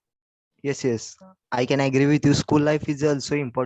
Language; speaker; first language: English; non-native, learner; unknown